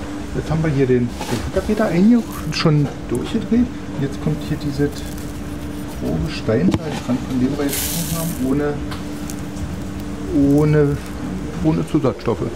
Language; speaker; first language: German; native; German